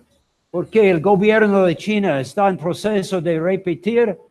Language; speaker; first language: Spanish; non-native, learner; English